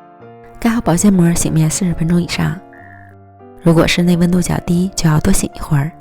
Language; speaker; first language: Chinese; native; Chinese